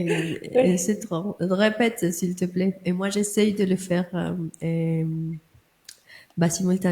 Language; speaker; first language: French; non-native, fluent; Spanish